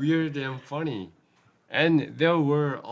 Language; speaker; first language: English; non-native, learner; Korean